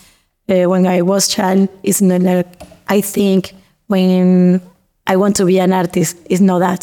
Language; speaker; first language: English; non-native, learner; Spanish